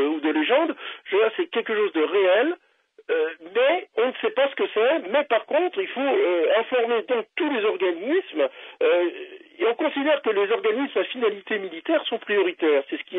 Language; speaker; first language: French; native; French